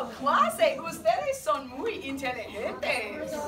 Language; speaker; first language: Spanish; non-native, fluent; English